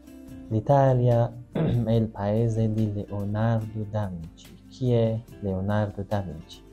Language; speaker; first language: Italian; non-native, learner; Persian